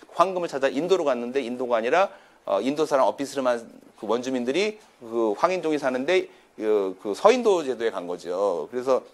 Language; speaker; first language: Korean; native; Korean